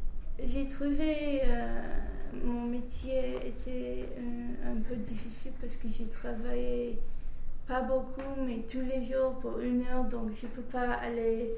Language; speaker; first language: French; non-native, fluent; English